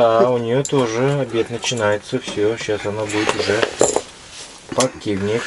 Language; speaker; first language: Russian; native; Russian